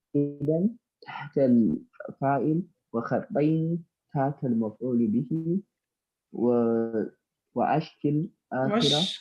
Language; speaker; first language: Arabic; non-native, learner; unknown